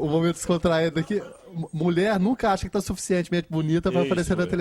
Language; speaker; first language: Portuguese; native; Portuguese